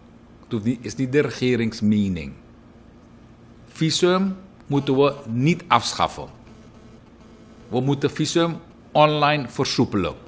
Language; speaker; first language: Dutch; native; Dutch